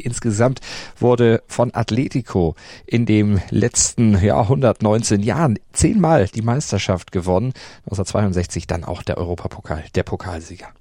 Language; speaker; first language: German; native; German